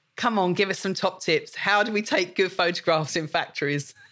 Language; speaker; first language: English; native; English